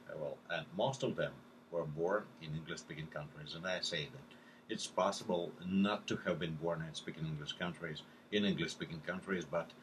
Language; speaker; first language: English; non-native, fluent; Russian